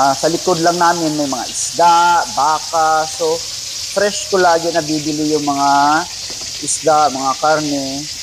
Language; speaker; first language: Filipino; non-native, local second language; Cebuano